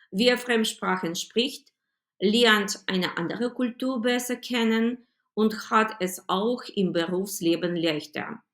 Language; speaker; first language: German; non-native, fluent; Ukrainian